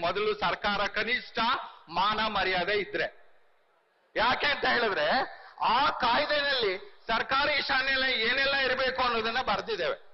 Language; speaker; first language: Kannada; native; Kannada